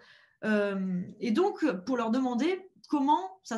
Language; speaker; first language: French; native; French